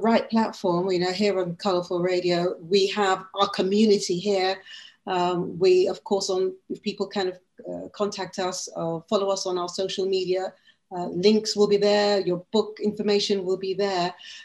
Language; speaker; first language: English; native; English